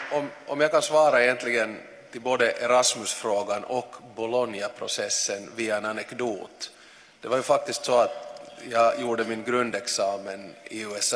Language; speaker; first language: Swedish; native; Swedish